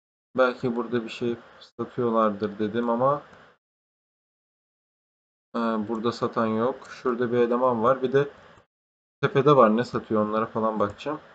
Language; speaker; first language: Turkish; native; Turkish